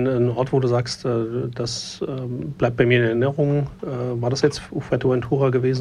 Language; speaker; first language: German; native; German